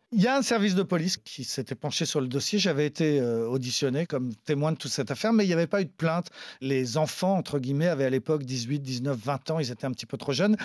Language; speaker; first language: French; native; French